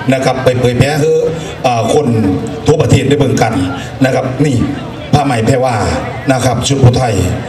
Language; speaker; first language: Thai; non-native, local second language; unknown